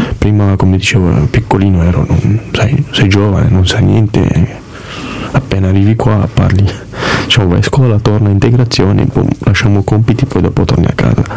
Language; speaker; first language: Italian; early bilingual, other home language; Kurdish